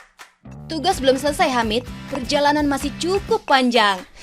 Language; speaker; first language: Indonesian; native; Indonesian